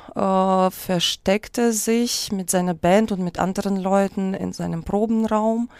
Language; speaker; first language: German; non-native, fluent; Russian